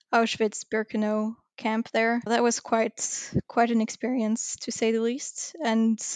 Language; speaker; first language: English; non-native, fluent; French